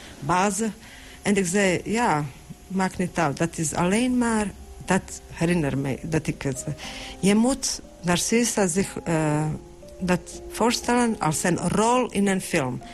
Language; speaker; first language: Dutch; non-native, fluent; Bosnian